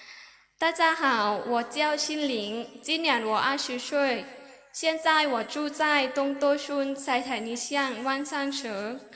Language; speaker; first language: Chinese; non-native, learner; Lao